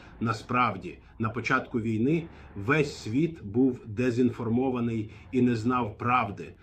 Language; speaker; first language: Ukrainian; non-native, fluent; Arabic